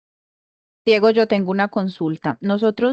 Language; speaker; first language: Spanish; native; Spanish